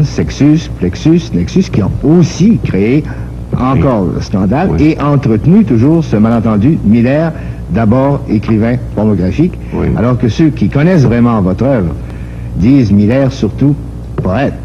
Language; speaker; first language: French; native; French